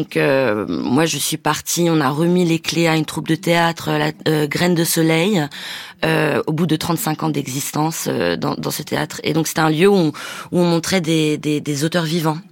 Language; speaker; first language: French; native; French